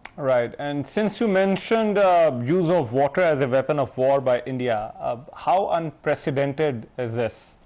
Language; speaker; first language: English; non-native, local second language; Urdu